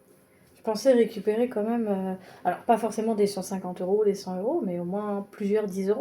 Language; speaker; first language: French; native; French